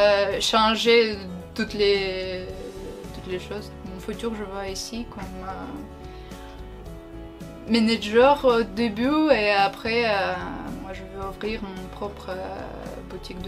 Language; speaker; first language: French; non-native, learner; Ukrainian